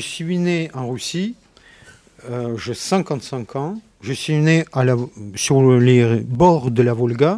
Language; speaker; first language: French; non-native, fluent; Russian